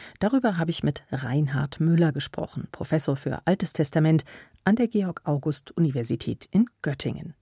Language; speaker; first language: German; native; German